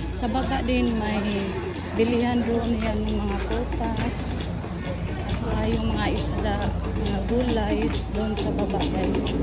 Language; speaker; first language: Filipino; non-native, local second language; Cebuano